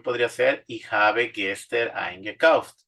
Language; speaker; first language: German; non-native, fluent; Spanish